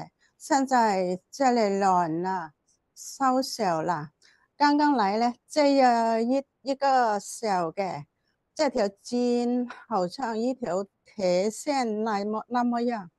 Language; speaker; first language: Chinese; non-native, local second language; Cantonese